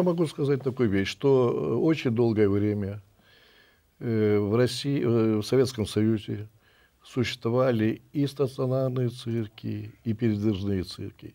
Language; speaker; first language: Russian; native; Russian